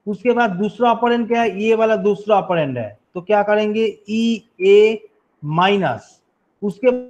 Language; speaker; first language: Hindi; non-native, local second language; Bangla